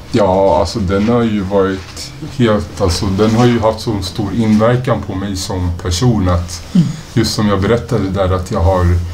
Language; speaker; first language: Swedish; native; Swedish